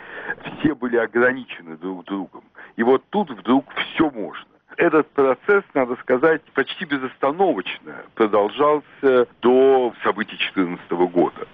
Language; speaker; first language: Russian; native; Russian